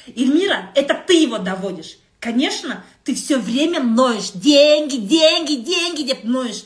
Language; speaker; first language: Russian; non-native, local second language; Kazakh